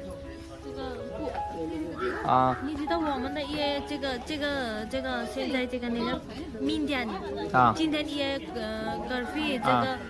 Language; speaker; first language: Chinese; non-native, learner; Nepali